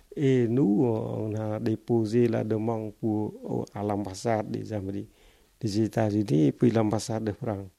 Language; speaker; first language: French; non-native, fluent; Khmer